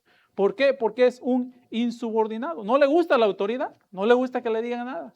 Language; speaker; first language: Spanish; native; Spanish